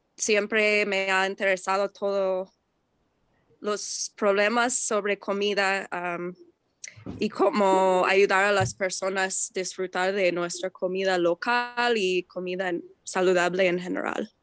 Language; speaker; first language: Spanish; non-native, learner; English